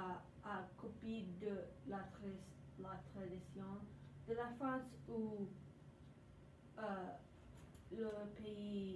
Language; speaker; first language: French; non-native, learner; English